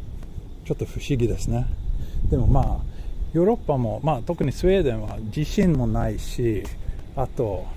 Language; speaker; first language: Japanese; non-native, learner; Swedish